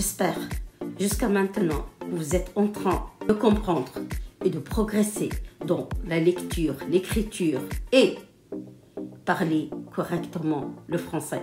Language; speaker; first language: French; non-native, local second language; Arabic